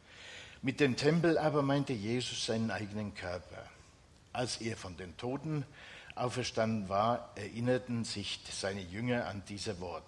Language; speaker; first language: German; non-native, fluent; Finnish